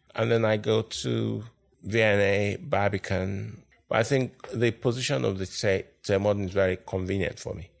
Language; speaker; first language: English; non-native, local second language; Yoruba